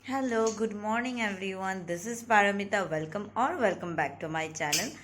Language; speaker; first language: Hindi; non-native, local second language; Bangla